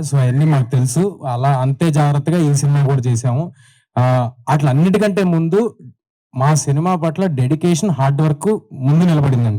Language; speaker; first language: Telugu; native; Telugu